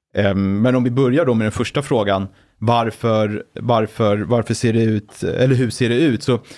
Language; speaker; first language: Swedish; native; Swedish